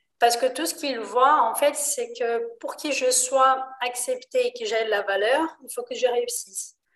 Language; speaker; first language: French; non-native, fluent; Portuguese